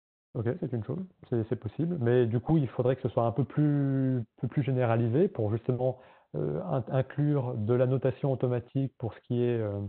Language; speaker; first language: French; native; French